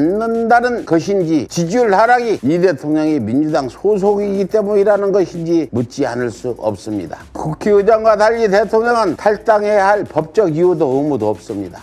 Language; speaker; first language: Korean; native; Korean